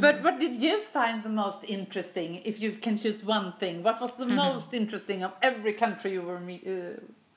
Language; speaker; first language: English; non-native, fluent; Swedish